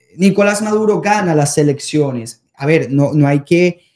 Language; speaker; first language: Spanish; native; Spanish